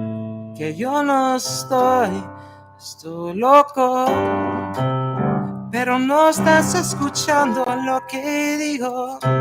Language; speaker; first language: Spanish; non-native, learner; English